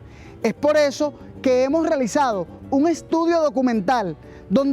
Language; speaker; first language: Spanish; native; Spanish